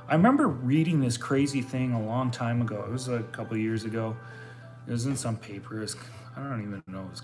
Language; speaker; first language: English; native; English